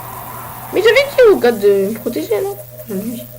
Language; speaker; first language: French; native; French